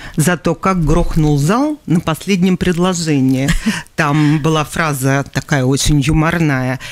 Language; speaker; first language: Russian; native; Russian